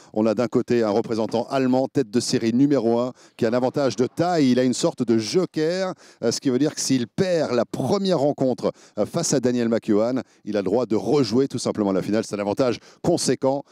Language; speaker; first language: French; native; French